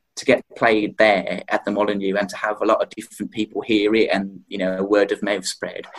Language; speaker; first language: English; native; English